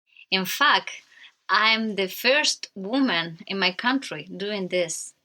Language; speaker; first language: English; non-native, learner; Spanish